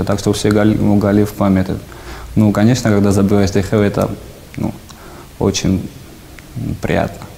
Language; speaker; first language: Russian; non-native, fluent; Georgian